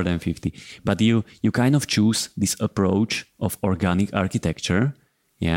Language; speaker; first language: English; non-native, fluent; Slovak